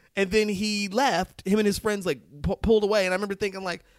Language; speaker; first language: English; native; English